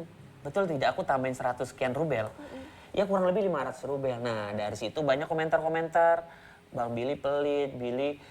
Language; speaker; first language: Indonesian; native; Indonesian